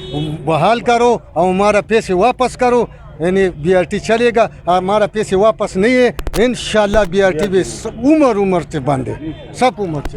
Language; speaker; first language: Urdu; non-native, local second language; Pashto